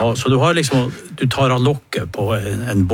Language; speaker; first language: Norwegian; native; Norwegian